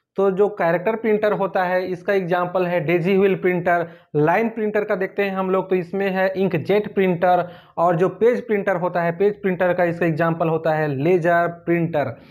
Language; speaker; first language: Hindi; native; Hindi